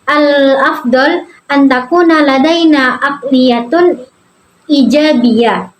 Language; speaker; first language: Arabic; non-native, learner; Indonesian